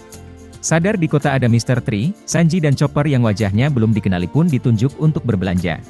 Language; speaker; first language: Indonesian; native; Indonesian